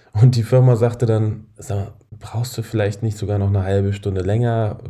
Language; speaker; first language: German; native; German